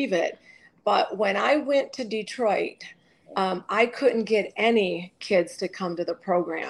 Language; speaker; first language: English; native; English